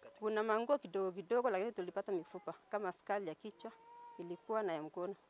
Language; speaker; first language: Swahili; non-native, local second language; Kalenjin